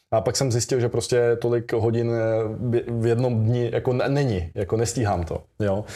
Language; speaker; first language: Czech; early bilingual, other home language; Russian